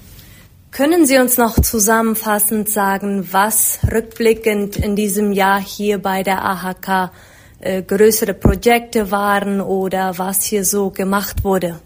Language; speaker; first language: German; non-native, fluent; Spanish